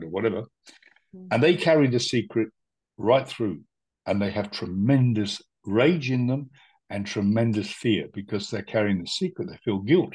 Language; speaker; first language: English; native; English